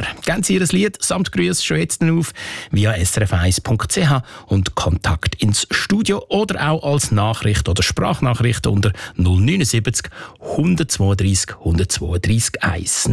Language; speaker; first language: German; native; German